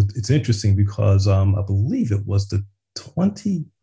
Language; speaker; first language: English; native; English